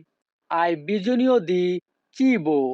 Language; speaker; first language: Italian; non-native, fluent; Bangla